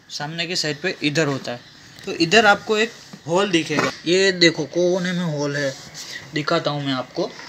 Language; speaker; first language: Hindi; native; Hindi